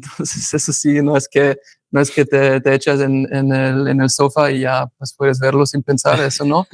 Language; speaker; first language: Spanish; non-native, fluent; German